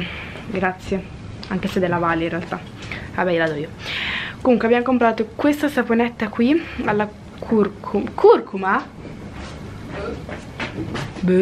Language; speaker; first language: Italian; native; Italian